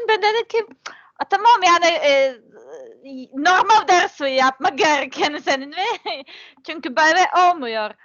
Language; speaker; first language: Turkish; non-native, learner; Serbian